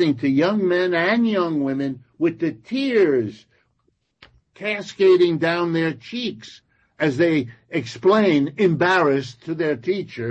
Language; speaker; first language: English; non-native, local second language; French